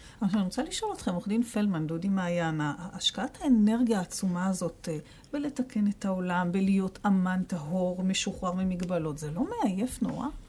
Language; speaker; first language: Hebrew; native; Hebrew